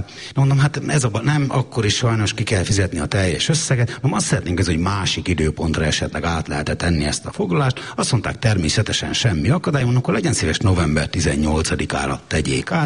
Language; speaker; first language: Hungarian; native; Hungarian